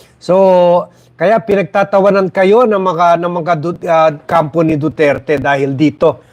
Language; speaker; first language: Filipino; native; Filipino